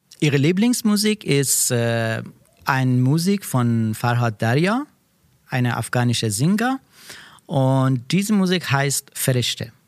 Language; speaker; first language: German; non-native, learner; Persian